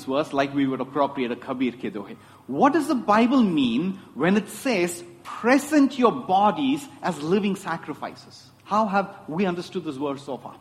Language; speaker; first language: English; non-native, local second language; Tamil